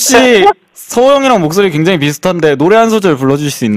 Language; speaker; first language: Korean; native; Korean